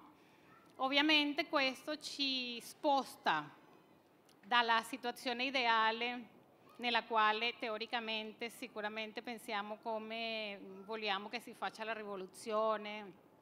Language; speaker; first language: Italian; non-native, fluent; Spanish